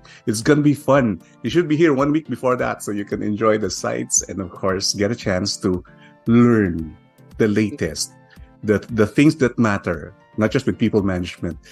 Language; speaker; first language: English; non-native, local second language; Filipino